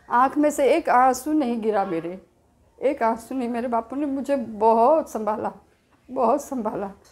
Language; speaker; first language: Hindi; native; Hindi